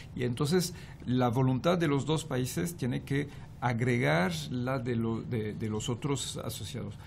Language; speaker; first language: Spanish; non-native, fluent; French